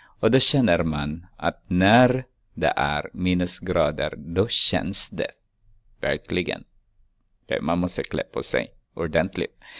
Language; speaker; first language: Swedish; non-native, fluent; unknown